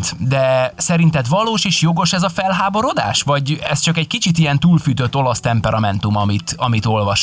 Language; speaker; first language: Hungarian; native; Hungarian